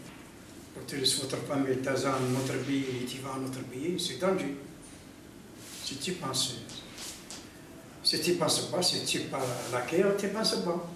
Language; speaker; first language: French; non-native, learner; Arabic